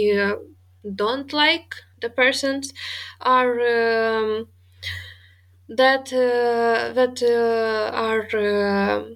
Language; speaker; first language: English; non-native, fluent; Romanian